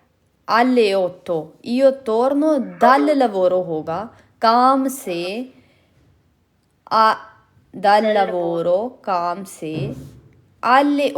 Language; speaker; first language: Italian; non-native, fluent; Urdu